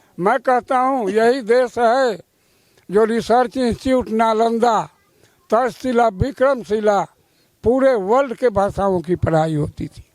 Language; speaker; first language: Hindi; native; Hindi